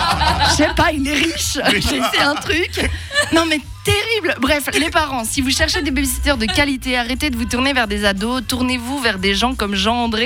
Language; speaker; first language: French; native; French